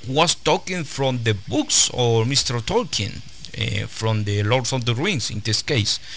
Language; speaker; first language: English; non-native, learner; Spanish